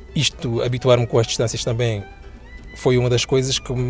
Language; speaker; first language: Portuguese; non-native, local second language; Kabuverdianu